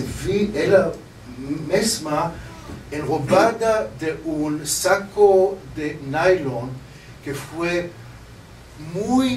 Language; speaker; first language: Spanish; non-native, learner; Hebrew